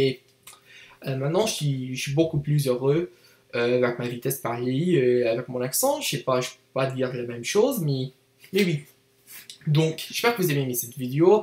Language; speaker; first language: French; non-native, learner; English